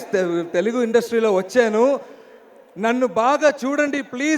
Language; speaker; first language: Telugu; non-native, learner; Malayalam